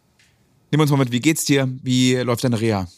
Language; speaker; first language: German; native; German